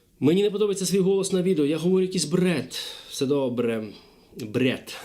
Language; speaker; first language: Ukrainian; non-native, local second language; Russian